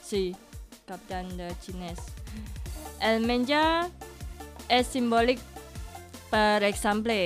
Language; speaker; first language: Catalan; non-native, learner; Indonesian